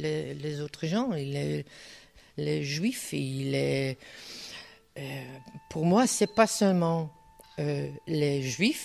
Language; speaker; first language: French; non-native, learner; Dutch